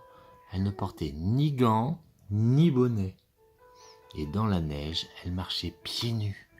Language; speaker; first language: French; native; French